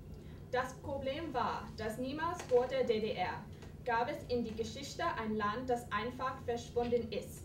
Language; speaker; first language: German; non-native, fluent; English